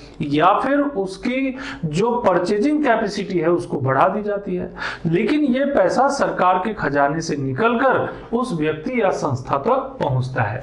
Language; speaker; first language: Hindi; native; Hindi